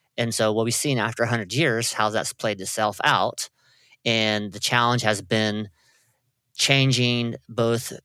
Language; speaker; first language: English; native; English